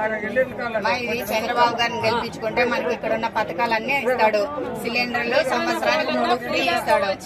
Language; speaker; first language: Telugu; native; Telugu